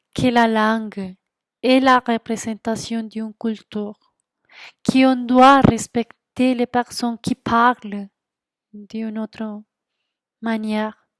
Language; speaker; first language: French; non-native, fluent; Spanish